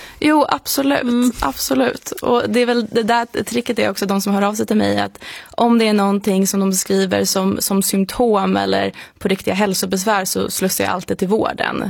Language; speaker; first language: Swedish; native; Swedish